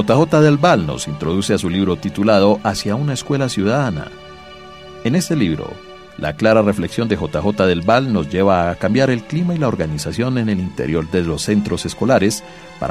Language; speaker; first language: Spanish; native; Spanish